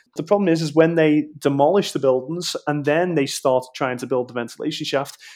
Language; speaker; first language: English; native; English